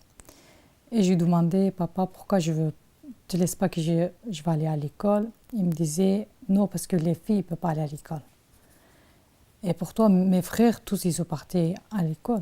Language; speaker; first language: French; non-native, learner; Turkish